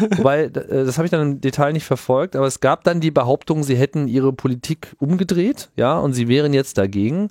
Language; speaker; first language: German; native; German